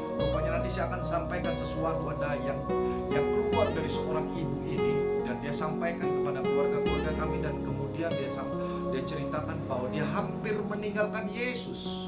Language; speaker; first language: Indonesian; native; Indonesian